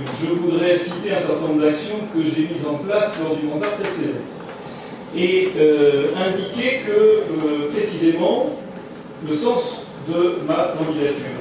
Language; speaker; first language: French; native; French